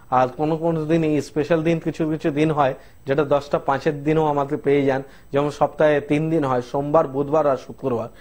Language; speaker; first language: Bangla; non-native, local second language; Hindi